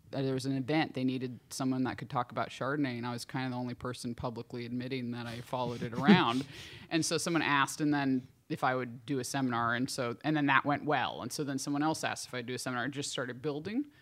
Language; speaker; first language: English; native; English